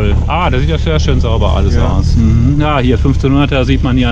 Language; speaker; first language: German; native; German